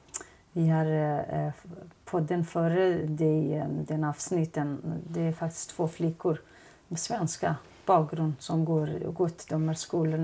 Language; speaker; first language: Swedish; non-native, fluent; Kurdish